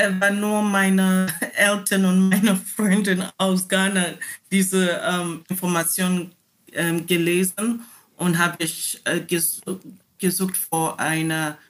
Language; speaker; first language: German; non-native, learner; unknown